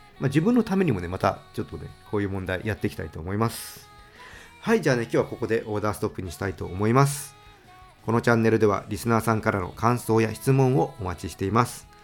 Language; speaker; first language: Japanese; native; Japanese